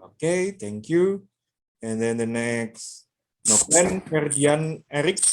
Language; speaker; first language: English; non-native, local second language; Indonesian